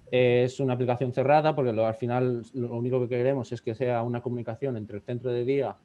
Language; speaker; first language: Spanish; native; Spanish